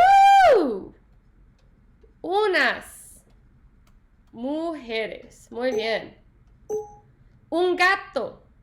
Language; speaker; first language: Spanish; non-native, learner; English